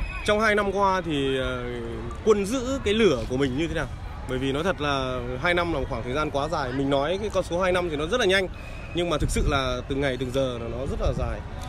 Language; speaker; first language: Vietnamese; native; Vietnamese